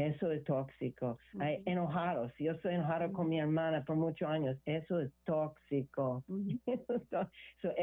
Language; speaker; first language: Spanish; non-native, learner; English